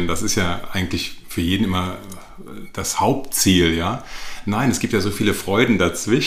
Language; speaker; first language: German; native; German